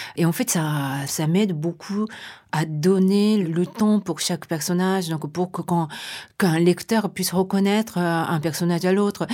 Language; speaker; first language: French; non-native, fluent; Japanese